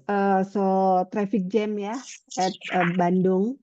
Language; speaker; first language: English; non-native, learner; Indonesian